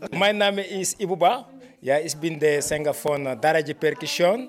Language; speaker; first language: German; non-native, learner; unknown